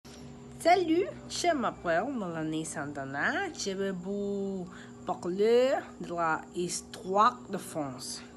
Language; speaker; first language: French; non-native, learner; Spanish